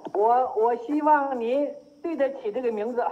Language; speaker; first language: Chinese; native; Chinese